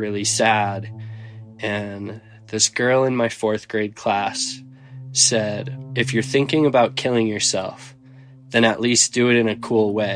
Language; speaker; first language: English; native; English